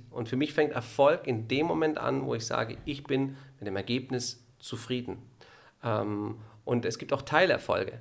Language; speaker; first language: German; non-native, fluent; Italian